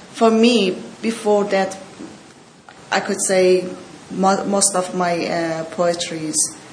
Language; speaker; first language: English; non-native, learner; Persian